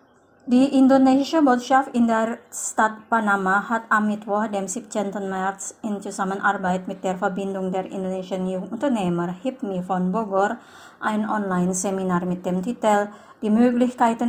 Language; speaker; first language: German; non-native, fluent; Indonesian